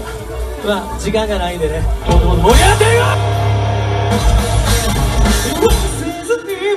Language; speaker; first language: Japanese; native; Japanese